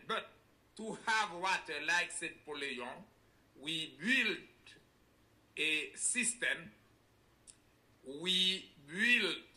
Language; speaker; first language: English; non-native, learner; Haitian Creole